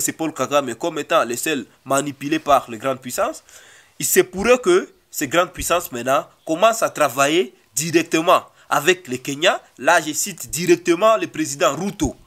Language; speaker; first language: French; non-native, local second language; Swahili